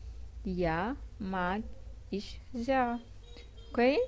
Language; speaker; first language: German; non-native, fluent; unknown